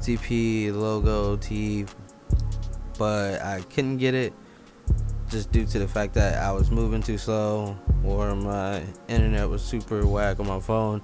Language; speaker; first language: English; native; English